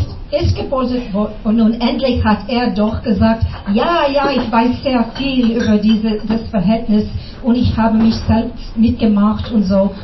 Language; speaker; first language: German; non-native, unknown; English